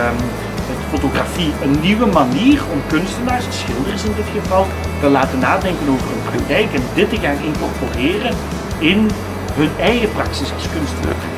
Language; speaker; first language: Dutch; native; Dutch